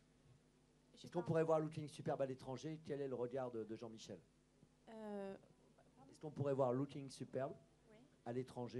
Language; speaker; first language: French; native; French